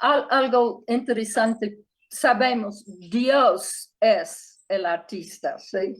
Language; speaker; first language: Spanish; non-native, fluent; English